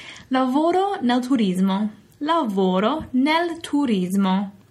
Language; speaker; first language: Italian; non-native, fluent; English